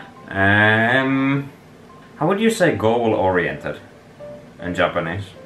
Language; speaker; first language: English; non-native, fluent; Finnish